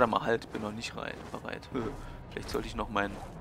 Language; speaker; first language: German; native; German